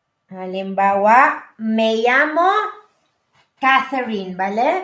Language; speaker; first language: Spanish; non-native, learner; Filipino